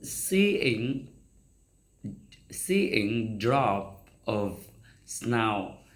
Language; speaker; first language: English; non-native, learner; Vietnamese